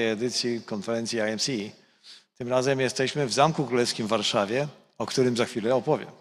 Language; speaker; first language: Polish; native; Polish